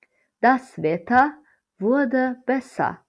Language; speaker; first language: German; non-native, fluent; Azerbaijani